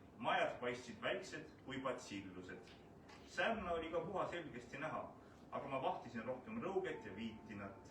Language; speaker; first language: Estonian; native; Estonian